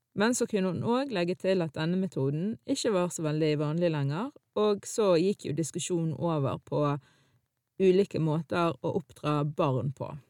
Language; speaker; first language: Norwegian; early bilingual, other home language; Arabic